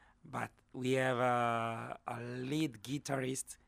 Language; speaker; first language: English; non-native, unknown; Lingala